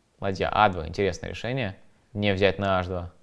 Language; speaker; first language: Russian; native; Russian